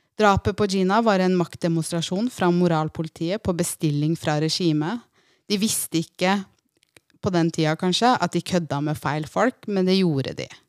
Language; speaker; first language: Norwegian; early bilingual, other home language; Persian